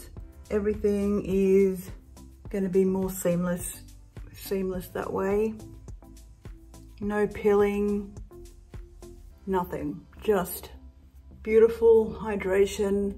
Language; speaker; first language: English; native; English